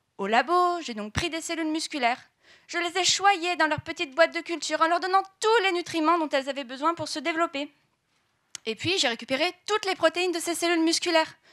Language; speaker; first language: French; native; French